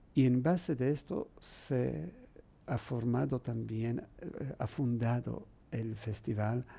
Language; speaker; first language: Spanish; non-native, fluent; Polish